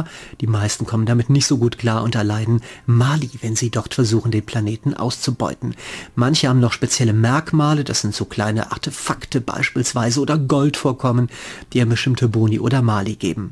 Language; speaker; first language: German; native; German